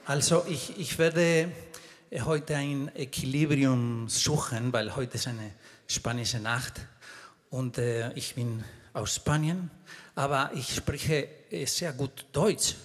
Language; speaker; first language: German; non-native, fluent; Spanish